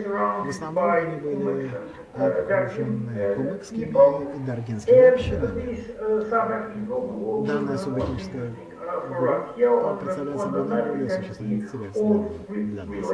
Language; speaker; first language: Russian; non-native, local second language; Azerbaijani